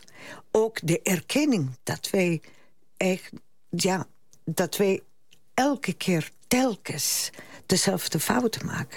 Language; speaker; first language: Dutch; non-native, fluent; Spanish